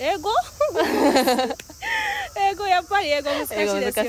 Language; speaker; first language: Japanese; non-native, fluent; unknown